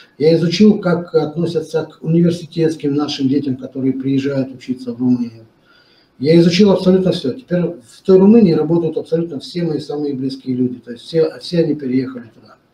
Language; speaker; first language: Russian; non-native, local second language; Romanian